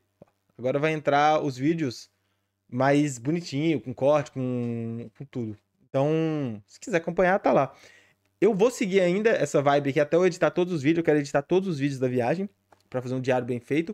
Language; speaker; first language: Portuguese; native; Portuguese